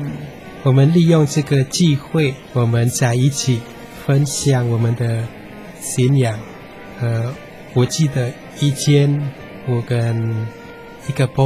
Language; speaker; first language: Chinese; non-native, fluent; Indonesian